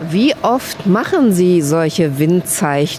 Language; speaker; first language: German; native; German